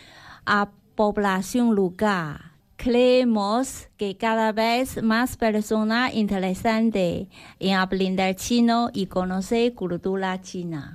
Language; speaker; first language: Spanish; non-native, learner; Chinese